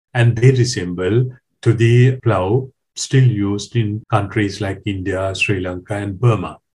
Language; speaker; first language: English; non-native, local second language; Sinhala